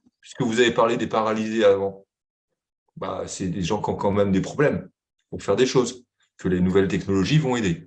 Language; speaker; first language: French; native; French